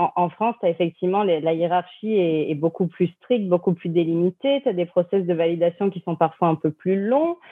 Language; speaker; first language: French; native; French